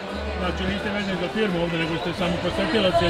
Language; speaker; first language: Serbian; native; Serbian